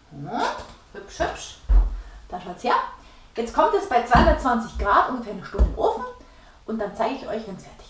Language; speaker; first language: German; native; German